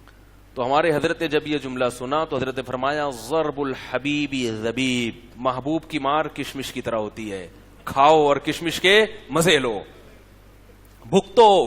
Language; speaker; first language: Urdu; native; Urdu